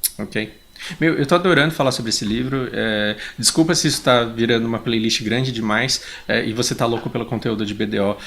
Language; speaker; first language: Portuguese; native; Portuguese